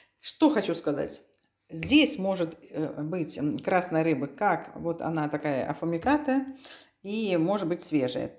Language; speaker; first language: Russian; native; Russian